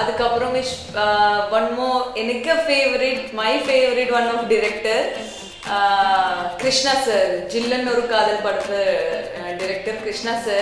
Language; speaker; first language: Tamil; non-native, learner; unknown